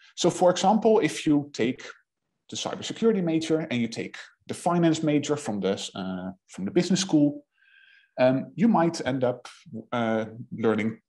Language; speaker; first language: English; non-native, fluent; Dutch